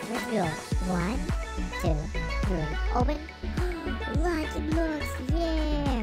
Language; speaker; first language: English; non-native, learner; Russian